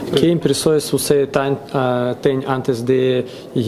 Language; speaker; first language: Portuguese; non-native, learner; Russian